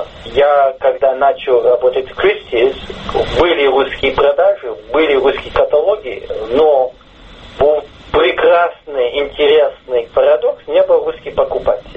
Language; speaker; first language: Russian; early bilingual, heritage; English